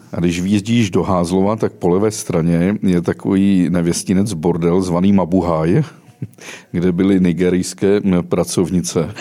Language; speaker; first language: Czech; native; Czech